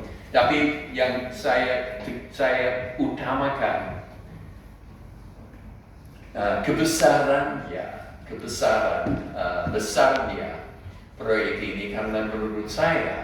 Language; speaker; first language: Indonesian; non-native, fluent; English